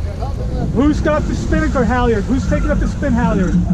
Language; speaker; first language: English; native; English